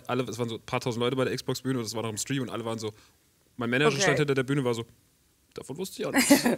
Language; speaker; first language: German; native; German